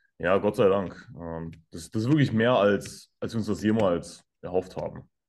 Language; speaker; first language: German; native; German